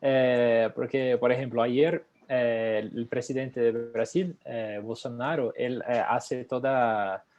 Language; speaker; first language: Spanish; non-native, fluent; Portuguese